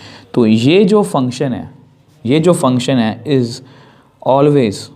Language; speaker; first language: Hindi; native; Hindi